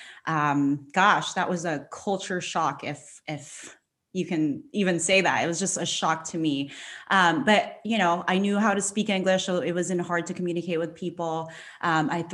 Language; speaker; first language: English; non-native, local second language; Filipino